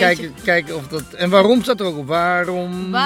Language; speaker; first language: Dutch; native; Dutch